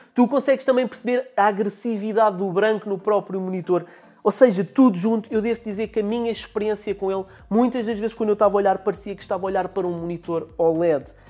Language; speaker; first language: Portuguese; native; Portuguese